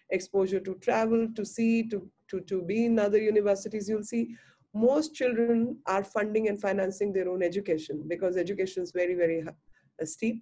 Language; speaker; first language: English; non-native, local second language; Hindi